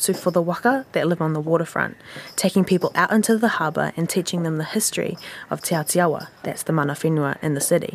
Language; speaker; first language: English; native; English